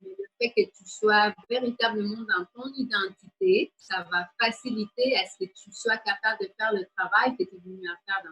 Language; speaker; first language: French; native; French